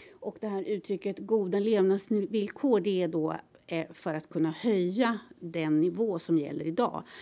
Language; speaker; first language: Swedish; native; Swedish